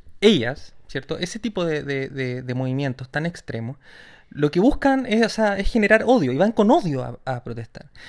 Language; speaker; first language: Spanish; native; Spanish